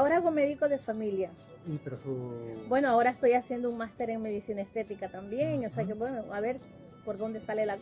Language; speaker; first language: Spanish; native; Spanish